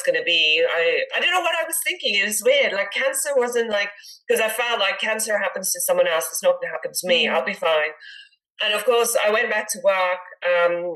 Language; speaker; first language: English; native; English